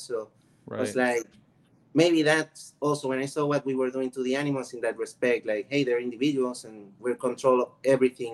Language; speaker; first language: English; non-native, fluent; Spanish